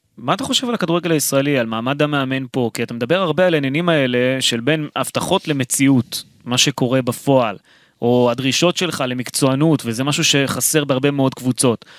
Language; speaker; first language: Hebrew; native; Hebrew